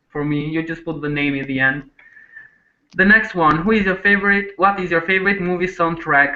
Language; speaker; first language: English; non-native, fluent; Albanian